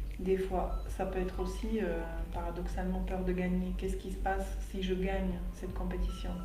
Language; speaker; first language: French; non-native, fluent; Slovak